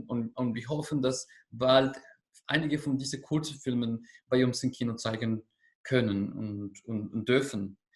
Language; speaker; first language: German; non-native, learner; Spanish